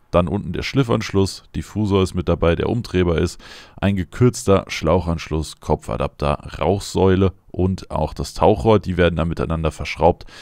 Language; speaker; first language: German; native; German